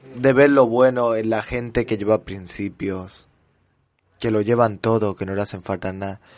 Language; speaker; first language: Spanish; early bilingual, heritage; French